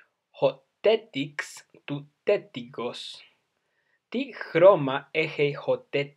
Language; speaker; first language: Greek; non-native, fluent; Spanish